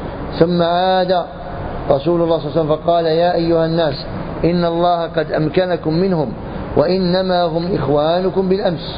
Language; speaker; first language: Arabic; native; Arabic